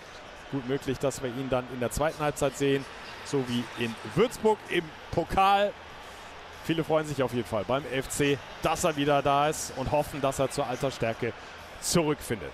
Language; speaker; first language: German; native; German